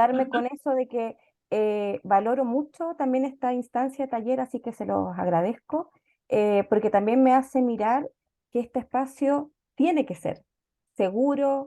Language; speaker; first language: Spanish; native; Spanish